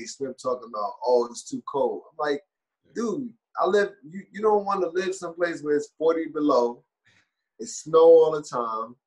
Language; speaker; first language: English; native; English